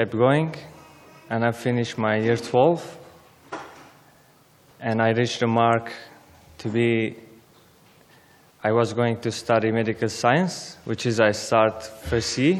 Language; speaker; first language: English; non-native, learner; Armenian